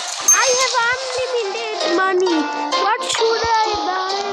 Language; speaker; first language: English; non-native, learner; Bangla